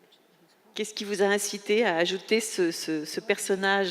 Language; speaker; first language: French; native; French